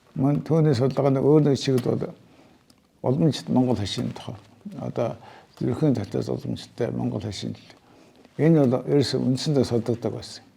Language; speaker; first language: Mongolian; native; Mongolian